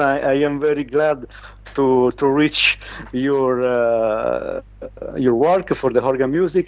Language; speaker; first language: English; non-native, learner; Italian